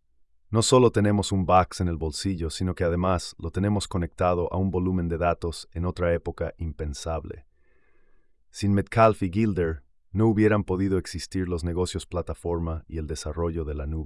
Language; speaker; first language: Spanish; native; Spanish